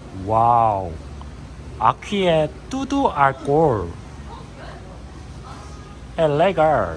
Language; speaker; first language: Portuguese; non-native, learner; Korean